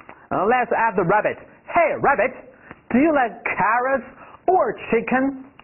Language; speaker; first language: English; non-native, fluent; Chinese